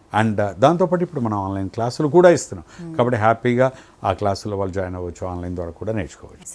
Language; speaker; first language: Telugu; native; Telugu